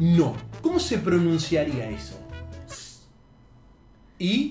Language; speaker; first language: Spanish; native; Spanish